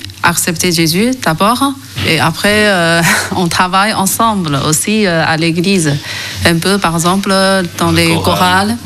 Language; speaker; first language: French; non-native, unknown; Chinese